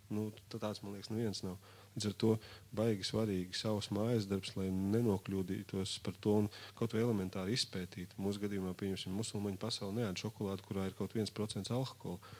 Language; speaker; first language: Latvian; native; Latvian